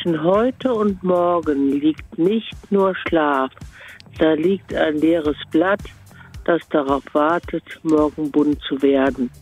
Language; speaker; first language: German; native; German